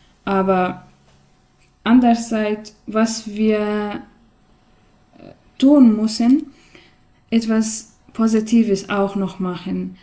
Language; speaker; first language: German; non-native, learner; Persian